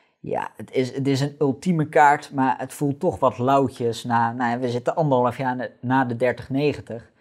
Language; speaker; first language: Dutch; native; Dutch